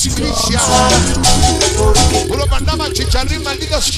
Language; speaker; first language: Spanish; native; Spanish